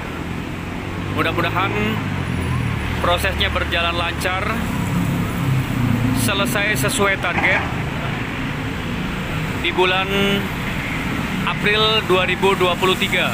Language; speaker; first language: Indonesian; non-native, local second language; Javanese